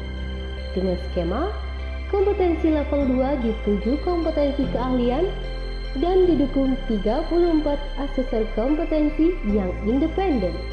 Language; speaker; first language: Indonesian; native; Indonesian